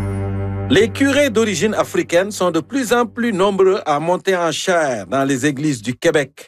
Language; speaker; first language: French; native; French